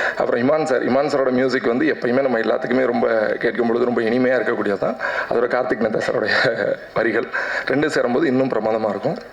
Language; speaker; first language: Tamil; native; Tamil